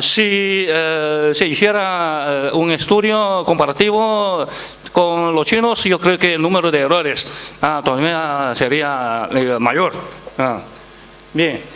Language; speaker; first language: Spanish; non-native, fluent; Chinese